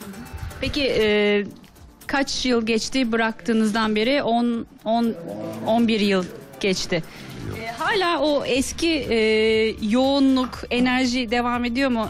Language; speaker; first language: Turkish; native; Turkish